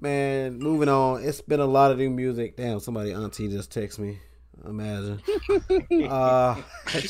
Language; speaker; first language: English; native; English